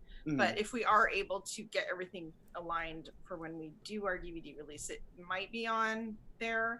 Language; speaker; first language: English; native; English